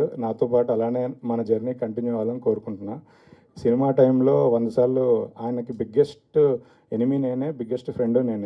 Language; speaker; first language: Telugu; native; Telugu